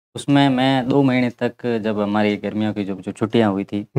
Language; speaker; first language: Hindi; native; Hindi